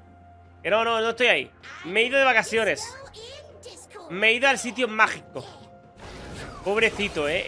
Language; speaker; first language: Spanish; native; Spanish